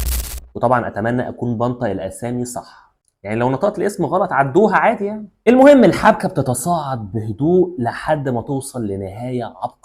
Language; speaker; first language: Arabic; native; Arabic